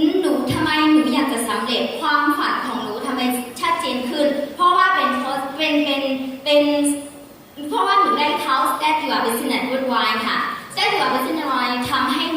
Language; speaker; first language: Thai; non-native, fluent; Burmese